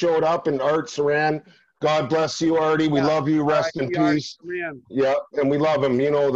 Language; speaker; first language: English; native; English